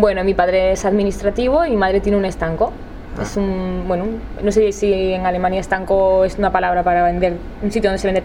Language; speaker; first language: Spanish; native; Spanish